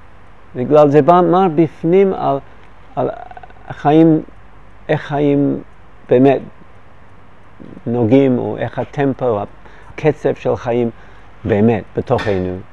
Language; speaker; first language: Hebrew; non-native, fluent; English